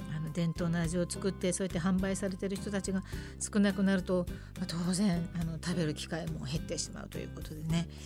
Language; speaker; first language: Japanese; native; Japanese